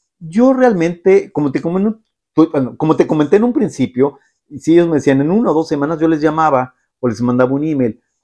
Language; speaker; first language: Spanish; native; Spanish